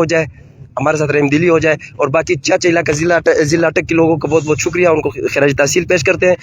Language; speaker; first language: Urdu; native; Urdu